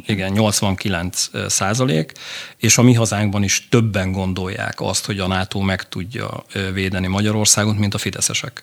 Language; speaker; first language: Hungarian; native; Hungarian